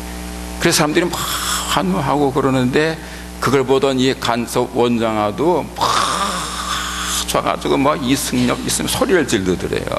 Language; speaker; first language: Korean; native; Korean